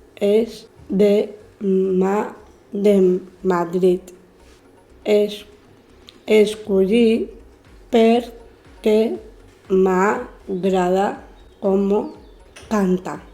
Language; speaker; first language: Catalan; non-native, local second language; Spanish